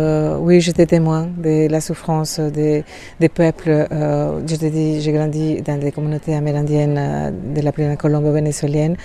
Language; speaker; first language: French; non-native, fluent; Spanish